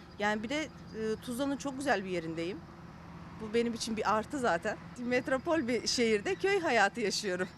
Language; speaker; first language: Turkish; native; Turkish